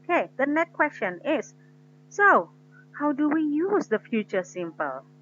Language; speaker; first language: English; non-native, fluent; Indonesian